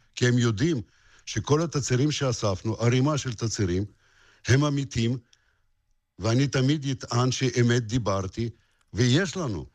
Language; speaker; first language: Hebrew; non-native, fluent; Russian